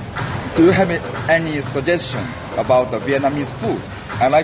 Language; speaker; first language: English; non-native, learner; Korean